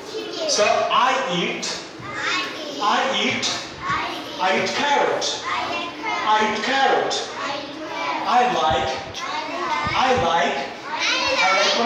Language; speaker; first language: English; non-native, fluent; Bangla